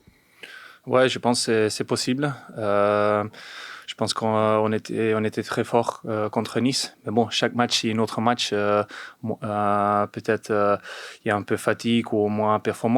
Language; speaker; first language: French; non-native, fluent; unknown